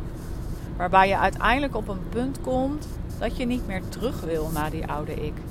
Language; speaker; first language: Dutch; native; Dutch